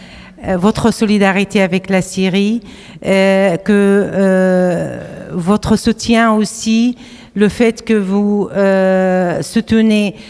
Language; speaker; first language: French; non-native, fluent; Arabic